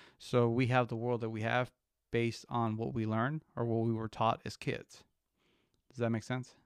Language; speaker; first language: English; early bilingual, other home language; Spanish